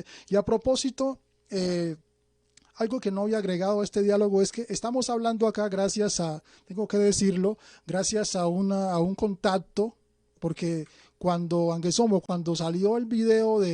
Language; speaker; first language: Spanish; native; Spanish